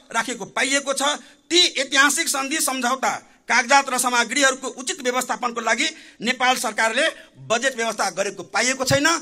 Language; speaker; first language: Nepali; non-native, local second language; Maithili